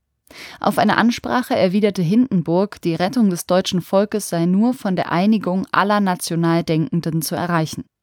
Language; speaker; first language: German; native; German